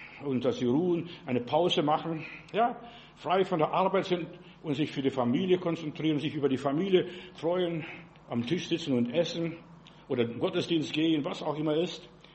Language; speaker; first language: German; non-native, fluent; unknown